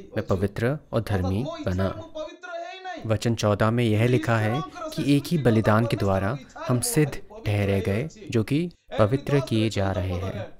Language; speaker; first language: Hindi; non-native, local second language; Odia